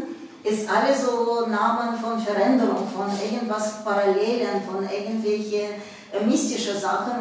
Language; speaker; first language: German; non-native, fluent; Russian